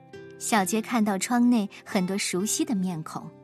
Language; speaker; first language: Chinese; native; Chinese